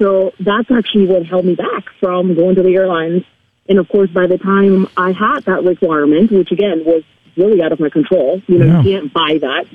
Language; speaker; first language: English; non-native, fluent; Spanish